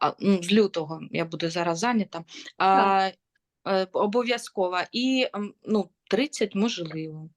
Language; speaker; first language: Ukrainian; non-native, local second language; Russian